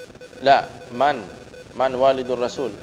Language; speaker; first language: Arabic; non-native, fluent; Indonesian